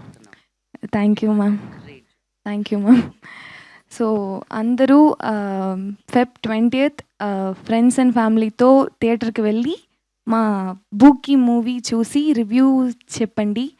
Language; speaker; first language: Telugu; non-native, learner; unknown